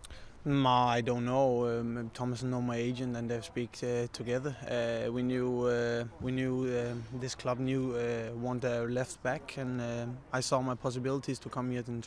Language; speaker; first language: English; non-native, learner; Danish